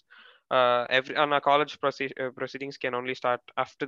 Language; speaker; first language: English; non-native, local second language; Tamil